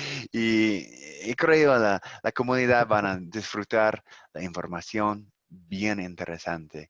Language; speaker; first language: Spanish; non-native, fluent; English